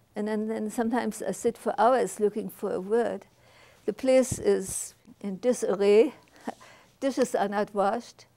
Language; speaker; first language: English; non-native, fluent; German